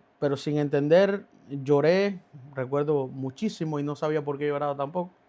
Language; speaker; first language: Spanish; native; Spanish